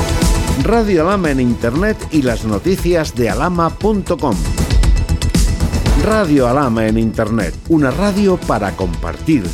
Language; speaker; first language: Spanish; native; Spanish